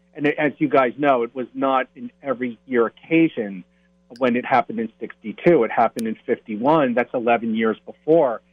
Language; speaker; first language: English; native; English